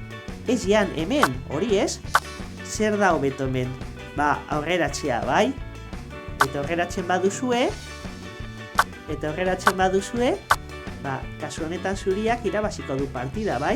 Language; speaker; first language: Basque; non-native, local second language; Spanish